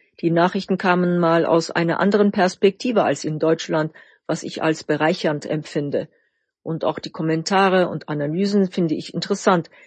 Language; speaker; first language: German; non-native, fluent; Turkish